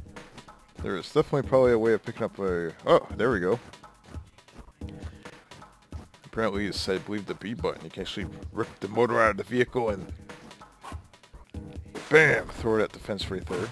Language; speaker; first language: English; native; English